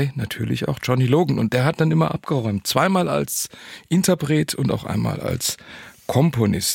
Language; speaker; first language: German; native; German